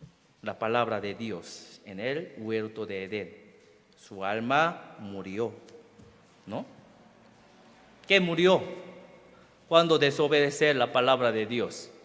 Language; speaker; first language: Spanish; non-native, fluent; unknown